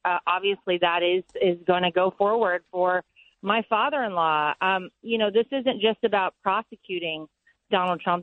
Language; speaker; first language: English; native; English